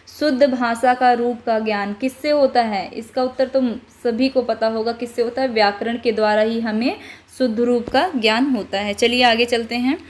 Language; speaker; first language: Hindi; native; Hindi